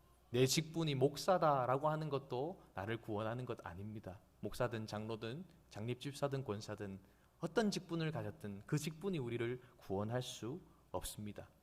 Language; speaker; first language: Korean; native; Korean